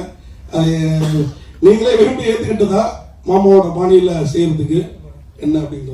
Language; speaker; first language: Tamil; native; Tamil